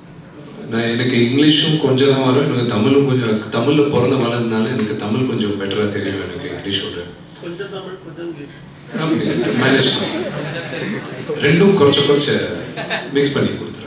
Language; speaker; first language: Tamil; non-native, local second language; Telugu